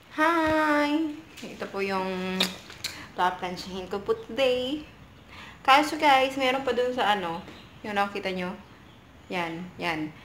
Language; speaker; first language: Filipino; non-native, local second language; Cebuano